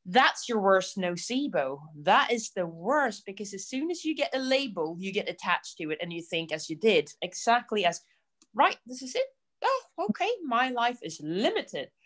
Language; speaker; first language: English; non-native, fluent; Swedish